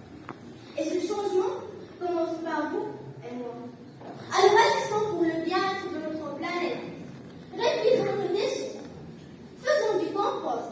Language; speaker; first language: French; non-native, local second language; Arabic